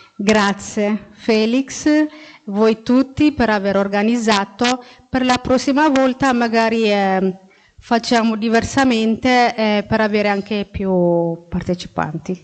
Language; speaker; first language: Italian; non-native, fluent; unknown